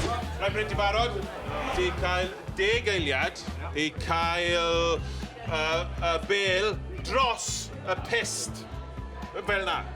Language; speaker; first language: Welsh; non-native, local second language; English